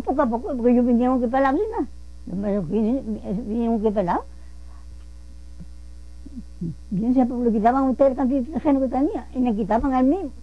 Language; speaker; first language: Spanish; native; Spanish